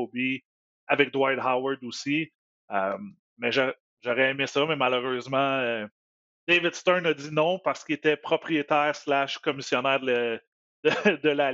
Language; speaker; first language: French; native; French